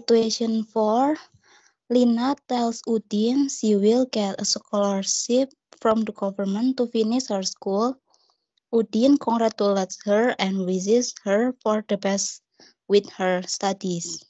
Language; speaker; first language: English; non-native, learner; Indonesian